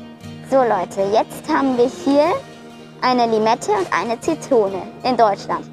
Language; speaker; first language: German; early bilingual, other home language; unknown